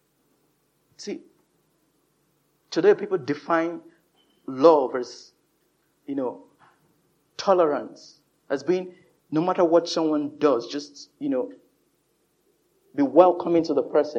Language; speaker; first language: English; non-native, local second language; Yoruba